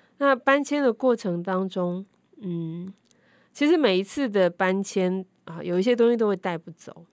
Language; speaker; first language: Chinese; native; Chinese